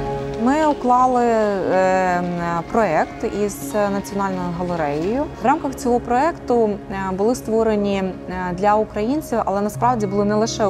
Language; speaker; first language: Ukrainian; native; Ukrainian